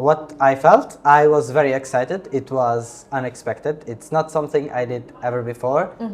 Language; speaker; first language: English; non-native, fluent; Italian